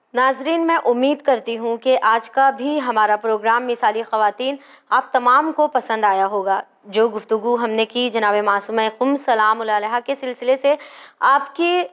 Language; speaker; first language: Hindi; native; Hindi